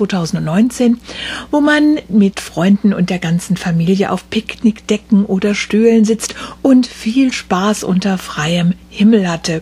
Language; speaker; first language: German; native; German